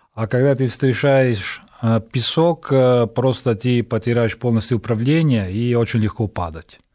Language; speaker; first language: Russian; non-native, fluent; Italian